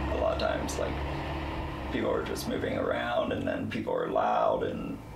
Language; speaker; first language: English; native; English